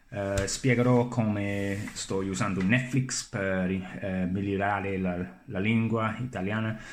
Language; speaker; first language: Italian; non-native, learner; English